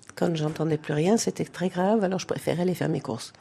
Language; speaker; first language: French; native; French